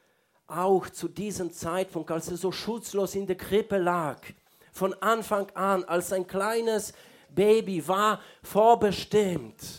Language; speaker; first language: German; non-native, fluent; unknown